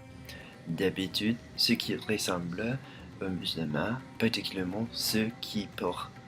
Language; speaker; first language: French; non-native, learner; English